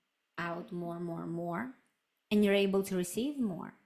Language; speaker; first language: English; native; English